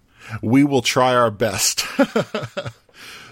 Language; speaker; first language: English; native; English